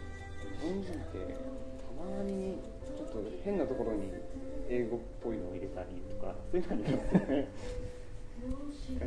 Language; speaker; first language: Japanese; native; Japanese